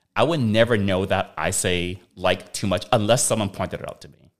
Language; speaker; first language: English; early bilingual, other home language; Cantonese